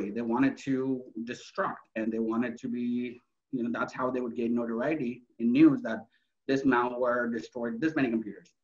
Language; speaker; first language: English; non-native, local second language; Urdu